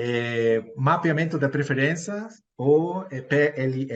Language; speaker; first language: Portuguese; non-native, fluent; Spanish